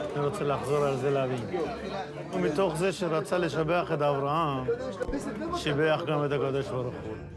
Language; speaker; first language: Hebrew; non-native, fluent; Persian